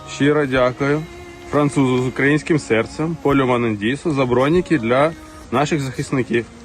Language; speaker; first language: Ukrainian; non-native, fluent; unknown